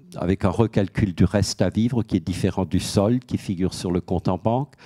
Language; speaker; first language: French; native; French